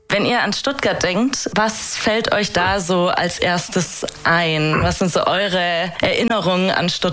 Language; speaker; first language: German; native; German